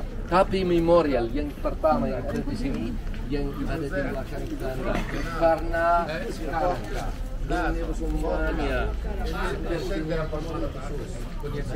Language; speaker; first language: Indonesian; non-native, learner; Arabic